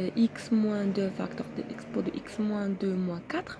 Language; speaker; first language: French; non-native, local second language; Arabic